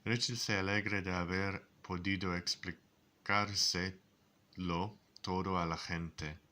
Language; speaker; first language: Spanish; non-native, learner; English